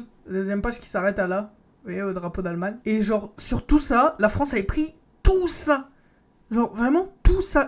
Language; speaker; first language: French; native; French